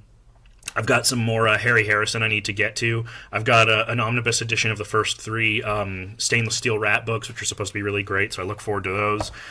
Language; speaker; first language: English; native; English